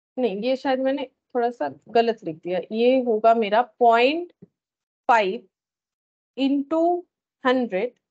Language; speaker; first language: Hindi; native; Hindi